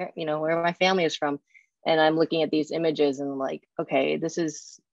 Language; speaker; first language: English; native; English